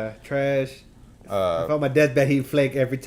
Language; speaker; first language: English; native; English